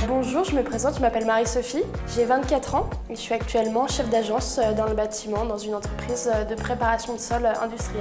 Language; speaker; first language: French; native; French